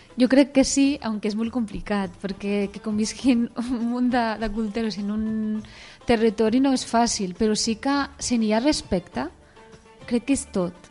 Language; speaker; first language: Catalan; early bilingual, other home language; Arabic